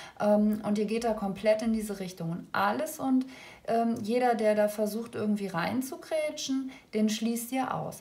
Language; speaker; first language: German; native; German